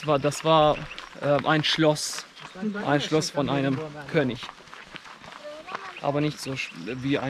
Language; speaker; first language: German; non-native, fluent; Kurdish